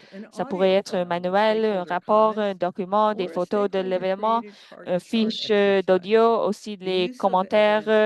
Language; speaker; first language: French; non-native, fluent; English